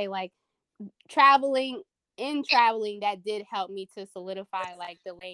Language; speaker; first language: English; native; English